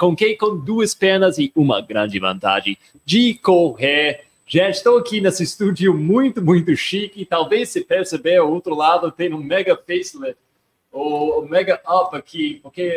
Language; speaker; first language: Portuguese; non-native, fluent; English